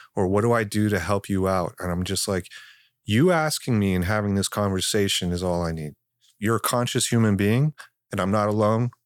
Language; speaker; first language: English; early bilingual, other home language; Spanish